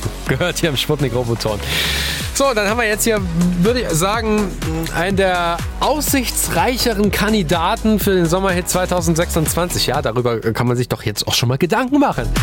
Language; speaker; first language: German; native; German